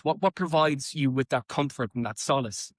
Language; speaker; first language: English; native; English